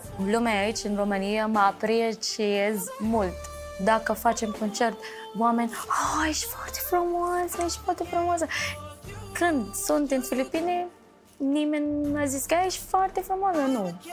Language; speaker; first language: Romanian; non-native, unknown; Filipino